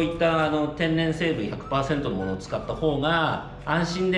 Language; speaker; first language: Japanese; native; Japanese